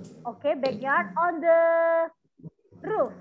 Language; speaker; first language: English; non-native, learner; Indonesian